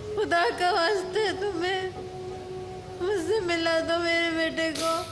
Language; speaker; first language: Urdu; native; Urdu